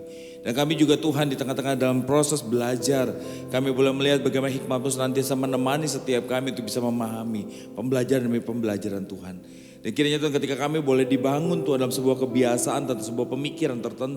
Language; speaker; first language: Indonesian; native; Indonesian